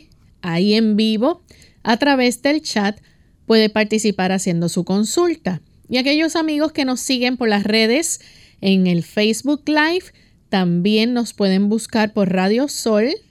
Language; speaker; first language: Spanish; native; Spanish